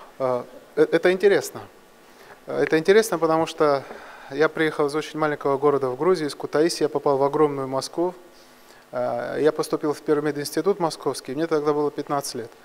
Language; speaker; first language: Russian; non-native, local second language; Georgian